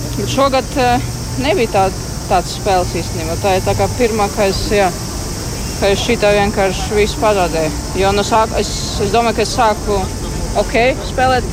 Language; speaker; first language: Latvian; non-native, local second language; Russian